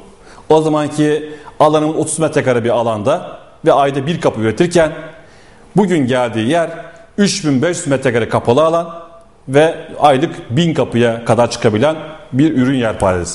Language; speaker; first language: Turkish; native; Turkish